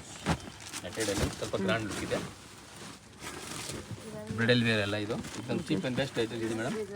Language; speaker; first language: Kannada; non-native, local second language; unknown